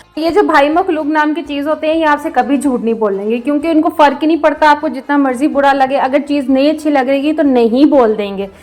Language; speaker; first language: Hindi; non-native, local second language; Punjabi